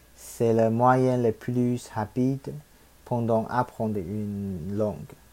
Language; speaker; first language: French; non-native, learner; Chinese